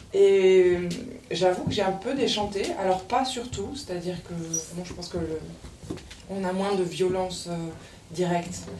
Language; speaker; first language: French; native; French